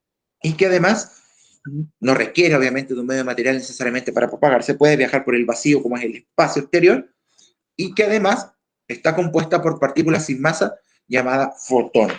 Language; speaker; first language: Spanish; native; Spanish